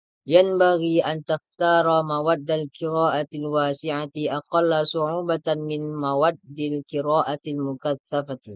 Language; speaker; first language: Arabic; non-native, learner; Indonesian